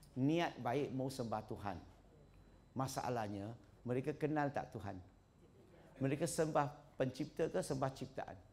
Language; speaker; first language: Malay; non-native, local second language; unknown